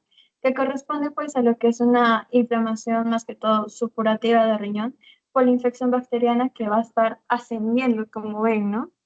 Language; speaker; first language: Spanish; native; Spanish